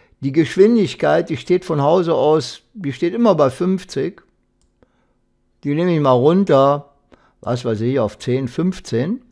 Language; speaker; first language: German; native; German